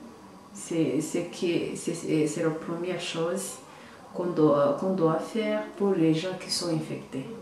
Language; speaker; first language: French; non-native, local second language; Kinyarwanda